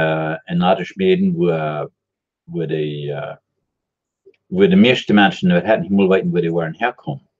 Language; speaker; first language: German; non-native, learner; Dutch